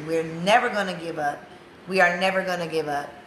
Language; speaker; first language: English; native; English